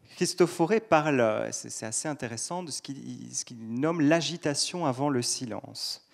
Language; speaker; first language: French; native; French